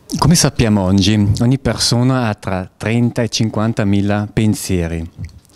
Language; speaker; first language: Italian; non-native, fluent; German